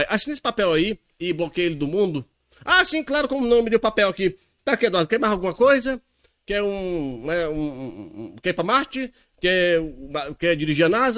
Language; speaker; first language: Portuguese; native; Portuguese